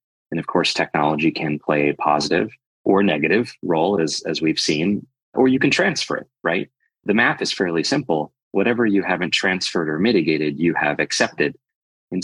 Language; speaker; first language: English; native; English